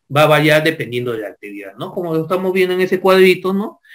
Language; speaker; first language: Spanish; native; Spanish